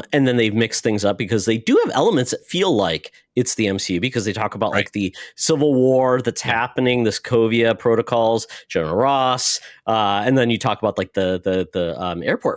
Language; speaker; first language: English; native; English